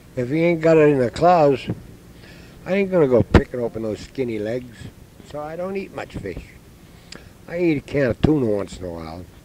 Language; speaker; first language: English; native; English